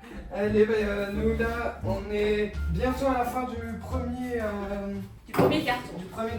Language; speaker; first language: French; native; French